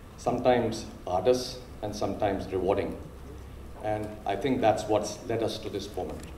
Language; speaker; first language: English; non-native, local second language; Hindi